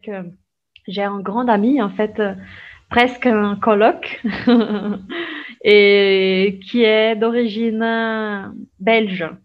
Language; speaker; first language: French; non-native, fluent; Portuguese